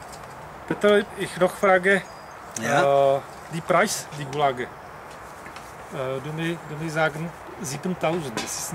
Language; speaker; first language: German; non-native, learner; Czech